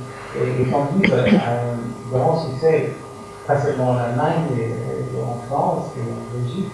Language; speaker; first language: French; non-native, fluent; German